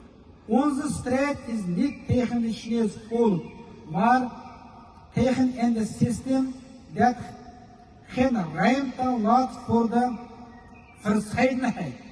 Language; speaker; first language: Dutch; non-native, fluent; Uyghur